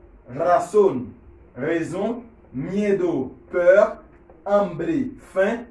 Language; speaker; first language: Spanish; non-native, learner; Haitian Creole